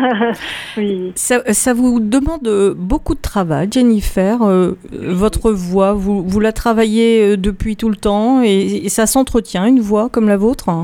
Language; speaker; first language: French; native; French